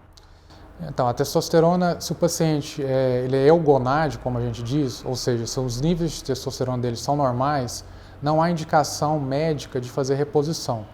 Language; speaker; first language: Portuguese; native; Portuguese